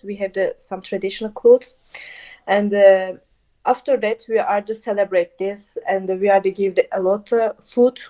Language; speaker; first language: English; non-native, local second language; Turkish